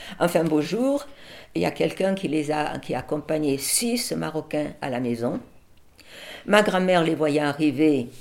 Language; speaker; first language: French; early bilingual, other home language; Catalan